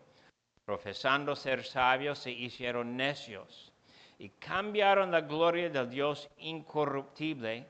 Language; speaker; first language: Spanish; non-native, fluent; English